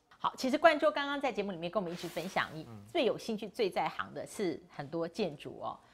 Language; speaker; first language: Chinese; native; Chinese